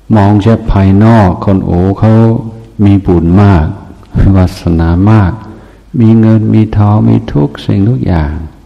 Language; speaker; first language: Thai; non-native, fluent; English